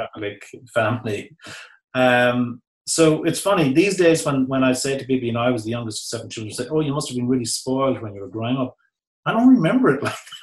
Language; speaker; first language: English; native; English